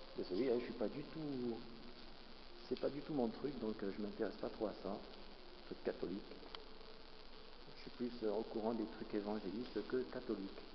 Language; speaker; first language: French; native; French